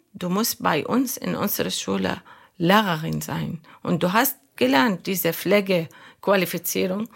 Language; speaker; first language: German; non-native, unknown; Arabic